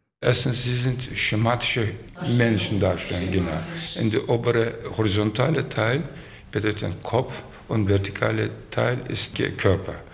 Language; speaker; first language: German; non-native, learner; Turkish